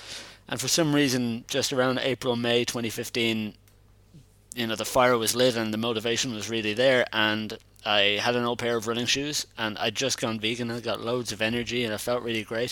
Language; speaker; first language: English; native; English